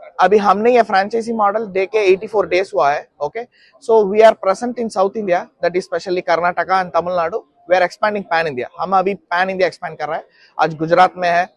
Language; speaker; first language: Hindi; non-native, local second language; Tamil